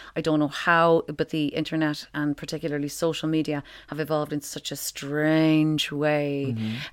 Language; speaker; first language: English; native; English